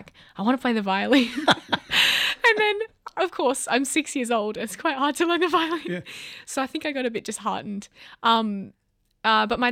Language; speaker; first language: English; native; English